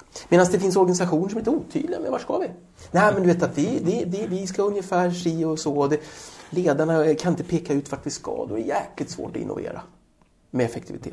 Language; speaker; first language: Swedish; native; Swedish